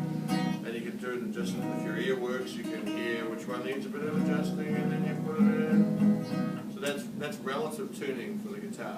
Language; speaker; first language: English; native; English